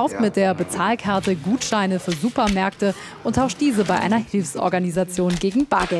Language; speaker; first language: German; native; German